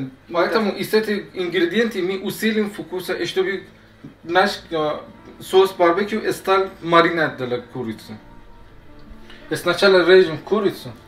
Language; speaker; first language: Russian; non-native, learner; Persian